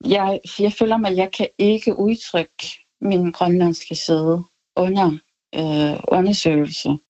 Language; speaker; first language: Danish; non-native, local second language; Kalaallisut